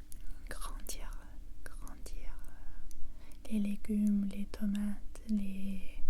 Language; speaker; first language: French; non-native, fluent; English